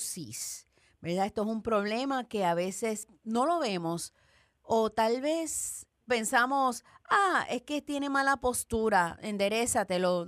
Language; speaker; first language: Spanish; native; Spanish